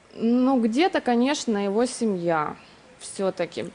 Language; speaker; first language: Russian; native; Russian